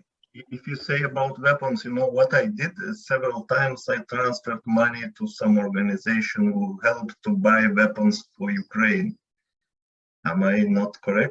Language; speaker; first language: English; non-native, fluent; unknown